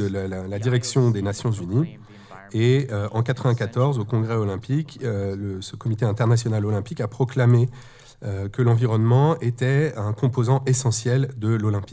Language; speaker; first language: French; native; French